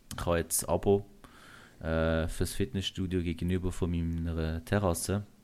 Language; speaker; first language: German; early bilingual, other home language; Kurdish